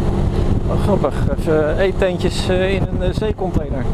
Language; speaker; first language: Dutch; native; Dutch